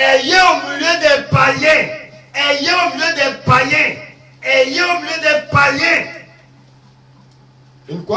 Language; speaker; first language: French; native; French